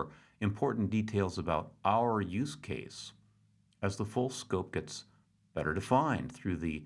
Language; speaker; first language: English; native; English